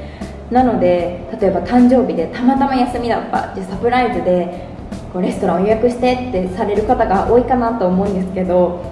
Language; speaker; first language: Japanese; native; Japanese